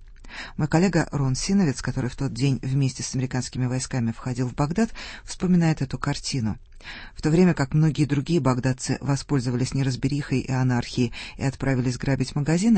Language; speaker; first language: Russian; native; Russian